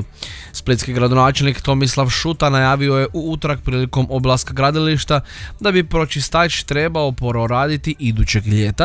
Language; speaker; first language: Croatian; native; Croatian